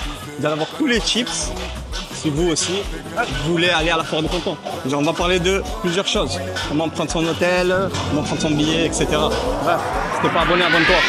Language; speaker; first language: French; native; French